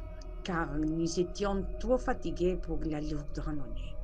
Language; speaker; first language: French; non-native, learner; Spanish